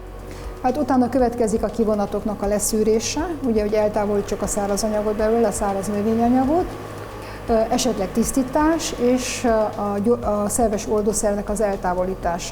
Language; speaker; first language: Hungarian; native; Hungarian